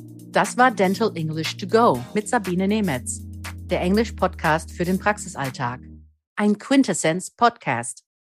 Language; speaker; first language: German; native; German